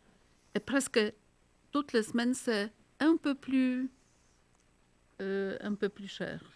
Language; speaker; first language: French; non-native, fluent; Polish